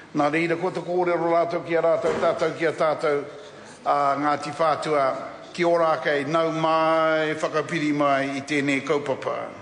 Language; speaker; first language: Māori; non-native, local second language; English